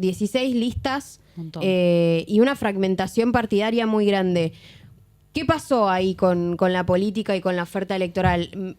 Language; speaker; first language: Spanish; native; Spanish